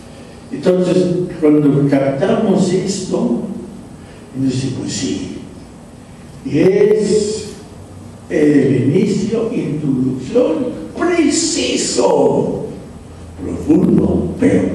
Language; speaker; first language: Spanish; non-native, fluent; English